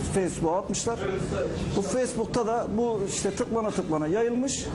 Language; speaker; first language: Turkish; native; Turkish